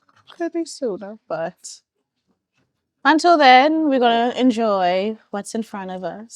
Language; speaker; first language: English; native; English